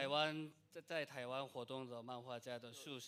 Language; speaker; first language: Chinese; non-native, learner; Korean